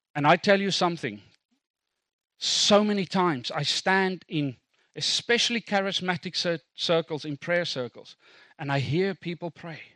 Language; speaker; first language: English; non-native, local second language; Afrikaans